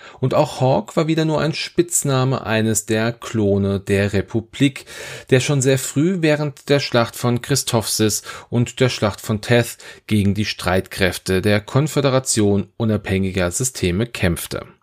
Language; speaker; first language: German; native; German